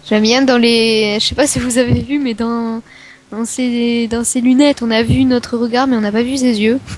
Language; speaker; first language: French; native; French